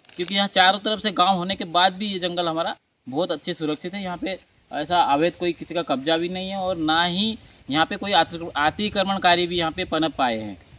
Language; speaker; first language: Hindi; non-native, local second language; Bhili